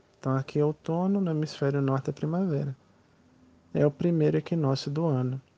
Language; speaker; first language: Portuguese; native; Portuguese